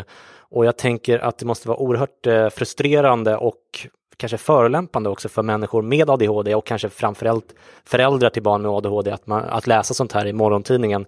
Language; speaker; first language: Swedish; native; Swedish